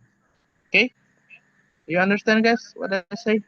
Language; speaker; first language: English; non-native, learner; Indonesian